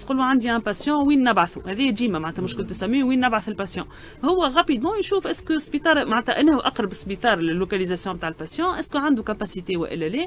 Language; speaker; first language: Arabic; native; Arabic